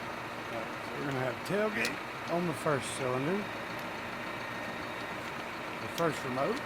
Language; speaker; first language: English; native; English